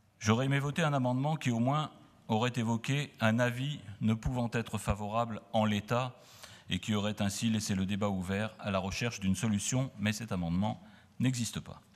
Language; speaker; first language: French; native; French